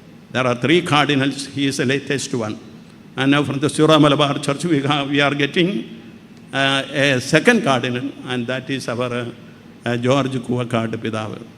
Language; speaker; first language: English; non-native, local second language; Malayalam